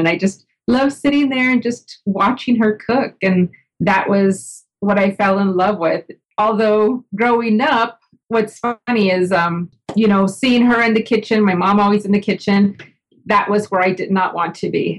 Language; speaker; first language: English; native; English